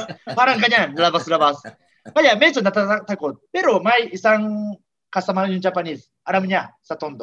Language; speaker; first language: Filipino; non-native, learner; Japanese